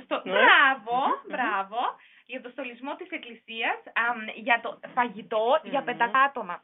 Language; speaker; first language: Greek; non-native, fluent; German